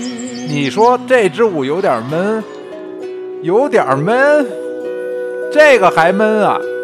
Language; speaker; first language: Chinese; native; Chinese